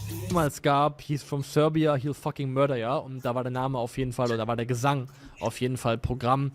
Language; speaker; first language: German; native; German